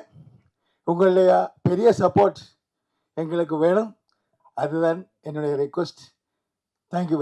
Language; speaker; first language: Tamil; non-native, learner; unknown